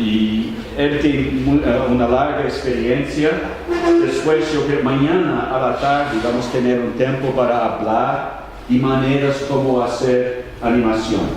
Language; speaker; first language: Spanish; non-native, fluent; Portuguese